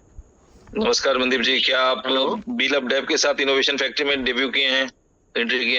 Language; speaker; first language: Hindi; native; Hindi